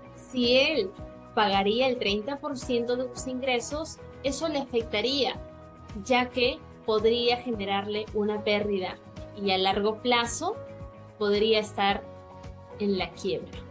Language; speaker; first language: Spanish; native; Spanish